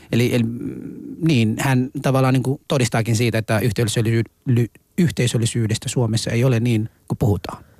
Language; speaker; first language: Finnish; non-native, fluent; Somali